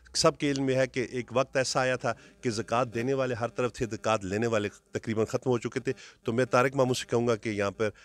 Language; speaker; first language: Urdu; non-native, local second language; Northern Hindko